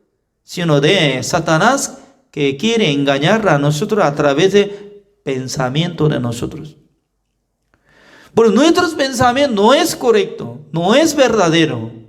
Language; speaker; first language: Spanish; non-native, fluent; Korean